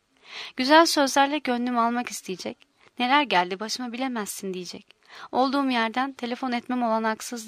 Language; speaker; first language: Turkish; native; Turkish